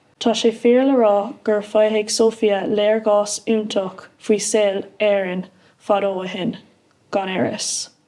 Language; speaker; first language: Irish; non-native, local second language; English